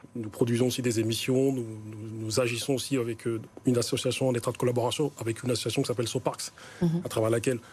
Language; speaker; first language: French; native; French